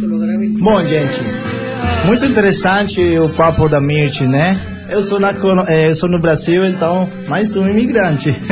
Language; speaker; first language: Portuguese; non-native, fluent; Spanish